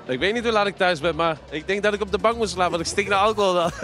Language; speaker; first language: Dutch; native; Dutch